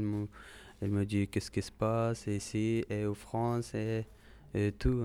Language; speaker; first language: French; non-native, learner; Persian